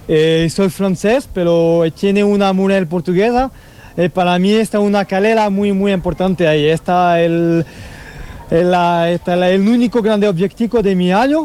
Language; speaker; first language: Spanish; non-native, learner; French